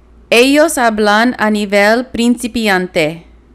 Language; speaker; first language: Spanish; non-native, learner; English